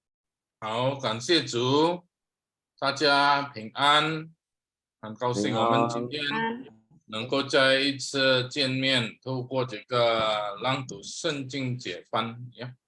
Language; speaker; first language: Chinese; non-native, fluent; Indonesian